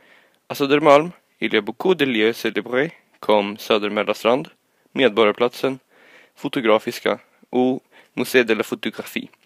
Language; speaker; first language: French; non-native, learner; Swedish